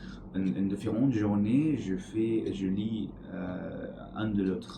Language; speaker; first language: French; non-native, learner; Arabic